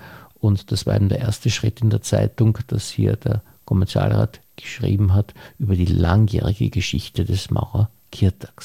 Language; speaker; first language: German; native; German